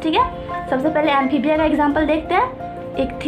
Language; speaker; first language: Hindi; native; Hindi